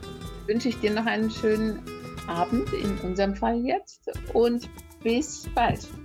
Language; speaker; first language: German; native; German